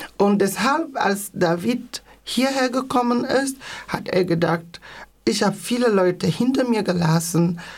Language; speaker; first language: German; non-native, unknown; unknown